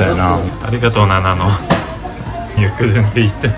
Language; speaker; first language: Japanese; native; Japanese